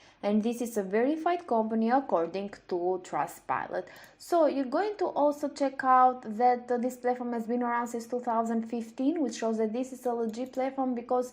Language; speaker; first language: English; non-native, fluent; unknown